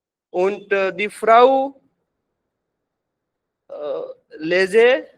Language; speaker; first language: German; non-native, learner; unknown